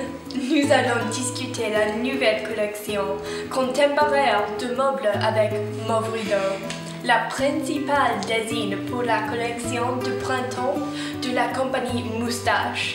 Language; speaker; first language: French; non-native, learner; English